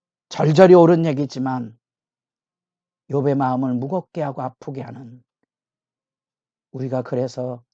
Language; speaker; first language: Korean; native; Korean